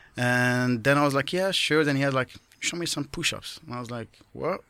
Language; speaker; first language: English; non-native, fluent; Arabic